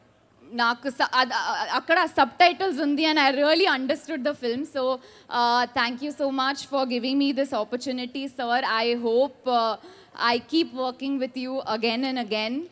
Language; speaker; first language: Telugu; non-native, learner; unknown